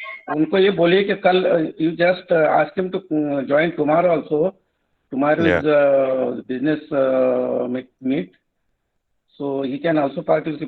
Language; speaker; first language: Hindi; native; Hindi